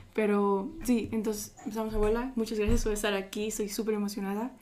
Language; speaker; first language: Spanish; early bilingual, heritage; Spanish